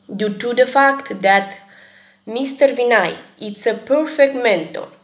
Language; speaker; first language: English; non-native, fluent; Romanian